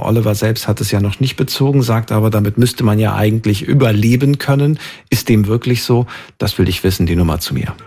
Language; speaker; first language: German; native; German